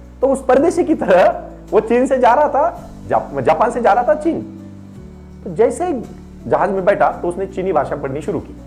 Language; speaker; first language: Hindi; non-native, local second language; Marathi